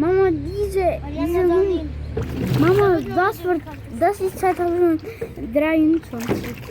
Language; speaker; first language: German; early bilingual, other home language; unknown